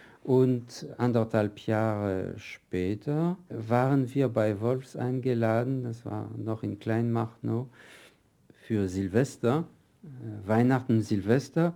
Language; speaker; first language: German; non-native, fluent; French